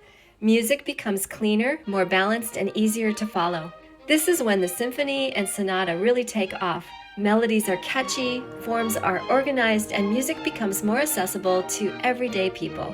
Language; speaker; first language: English; native; English